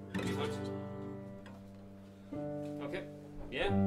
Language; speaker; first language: German; native; German